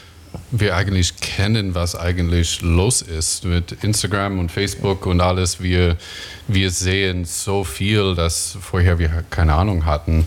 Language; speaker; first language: German; non-native, learner; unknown